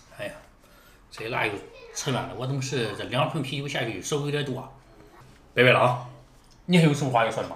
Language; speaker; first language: Chinese; native; Chinese